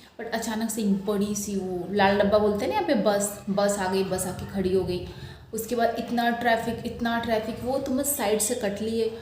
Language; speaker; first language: Hindi; non-native, local second language; Bangla